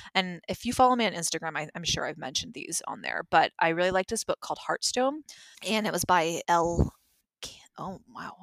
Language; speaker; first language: English; native; English